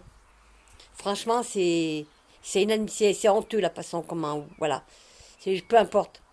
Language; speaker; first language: French; native; French